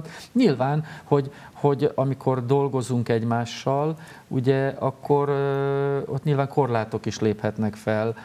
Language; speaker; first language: Hungarian; native; Hungarian